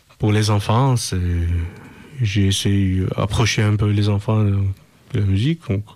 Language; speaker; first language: French; non-native, learner; Russian